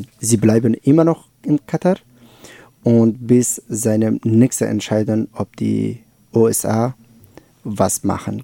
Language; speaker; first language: German; non-native, learner; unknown